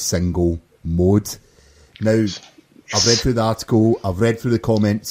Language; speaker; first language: English; native; English